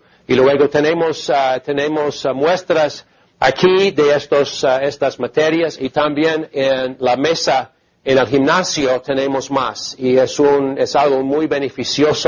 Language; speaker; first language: Spanish; non-native, fluent; English